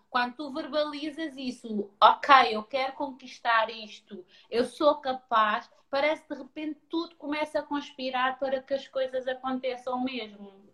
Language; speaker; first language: Portuguese; non-native, local second language; Kabuverdianu